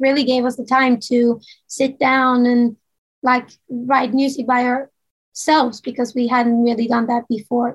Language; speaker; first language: English; non-native, fluent; Swedish